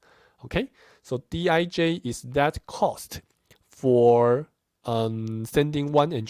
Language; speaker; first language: English; non-native, fluent; Chinese